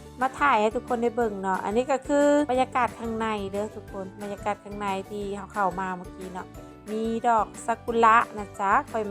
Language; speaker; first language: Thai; non-native, local second language; Lao